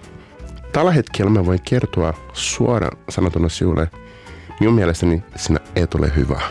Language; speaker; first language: Finnish; non-native, fluent; Portuguese